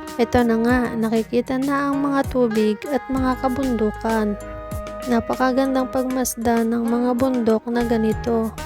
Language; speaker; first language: Filipino; non-native, local second language; Bikol